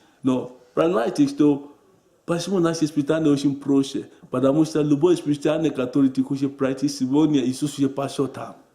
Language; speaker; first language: Russian; non-native, learner; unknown